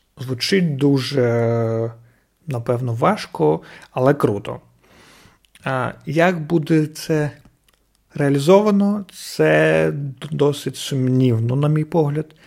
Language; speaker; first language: Ukrainian; non-native, local second language; Russian